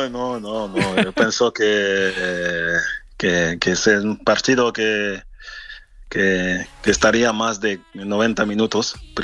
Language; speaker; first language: Spanish; non-native, learner; French